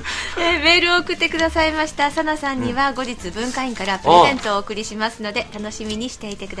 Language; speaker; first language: Japanese; native; Japanese